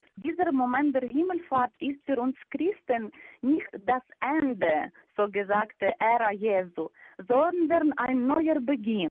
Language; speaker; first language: German; non-native, fluent; Ukrainian